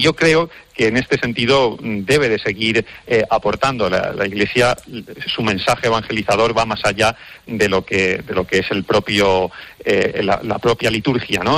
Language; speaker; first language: Spanish; native; Spanish